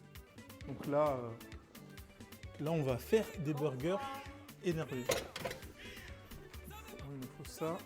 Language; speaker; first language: French; native; French